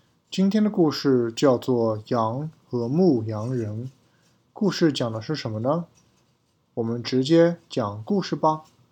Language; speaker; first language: Chinese; native; Chinese